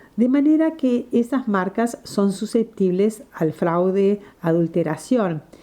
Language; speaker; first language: Spanish; non-native, fluent; English